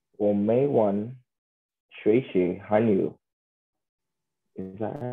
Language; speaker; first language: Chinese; non-native, learner; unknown